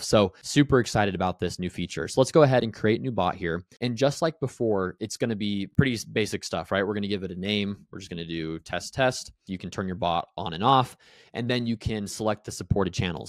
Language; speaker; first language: English; native; English